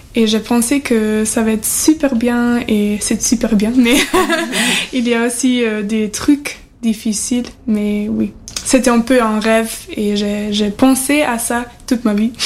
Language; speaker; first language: French; non-native, learner; German